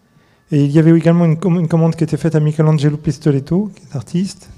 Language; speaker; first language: French; native; French